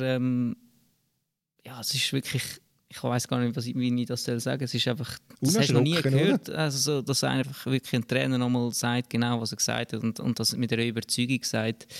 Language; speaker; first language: German; native; German